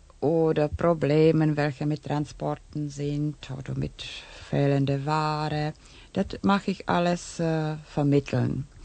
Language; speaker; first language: German; non-native, learner; Czech